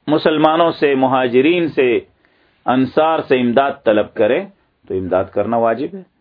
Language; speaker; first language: Urdu; native; Urdu